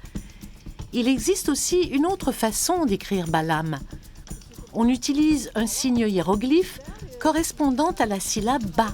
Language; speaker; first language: French; native; French